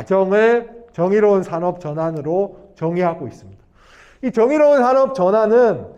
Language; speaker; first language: Korean; native; Korean